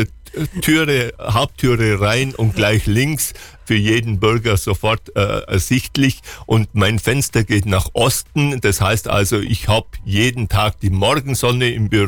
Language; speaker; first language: German; native; German